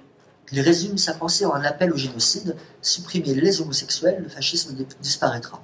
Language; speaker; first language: French; native; French